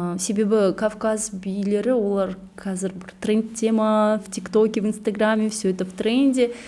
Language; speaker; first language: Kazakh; non-native, local second language; Chechen